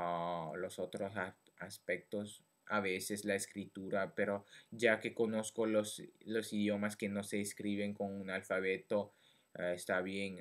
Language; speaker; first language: Spanish; non-native, fluent; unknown